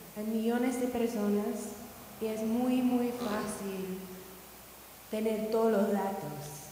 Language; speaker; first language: Spanish; non-native, fluent; English